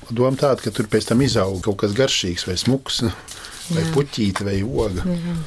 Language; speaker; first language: Latvian; native; Latvian